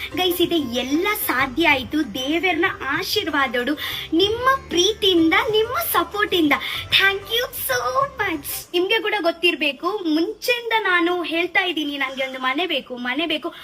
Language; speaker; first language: Kannada; non-native, local second language; Tulu